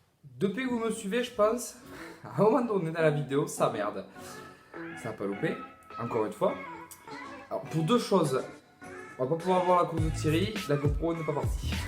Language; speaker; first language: French; native; French